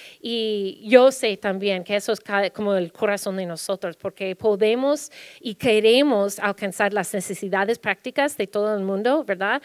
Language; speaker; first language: Spanish; early bilingual, heritage; Spanish